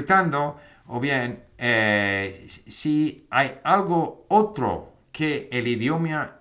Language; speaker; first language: Spanish; non-native, fluent; English